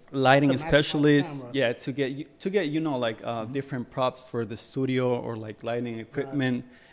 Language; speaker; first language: English; early bilingual, other home language; Spanish